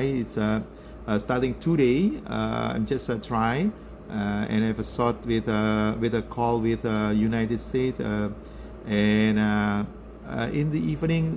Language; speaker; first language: English; non-native, learner; Indonesian